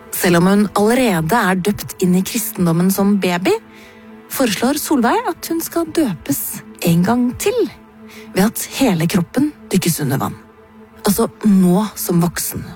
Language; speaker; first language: Norwegian; native; Norwegian